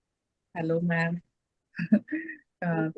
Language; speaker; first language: Hindi; non-native, local second language; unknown